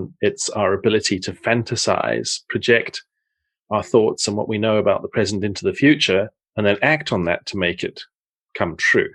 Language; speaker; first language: English; native; English